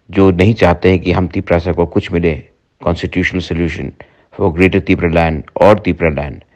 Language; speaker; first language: Hindi; non-native, local second language; Kok Borok